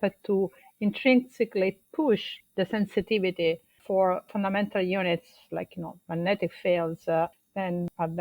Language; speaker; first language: English; non-native, fluent; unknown